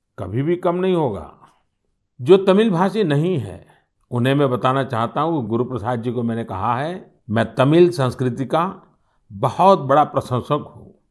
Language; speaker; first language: Hindi; non-native, local second language; Gujarati